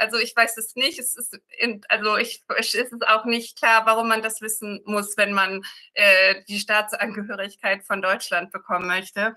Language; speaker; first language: German; native; German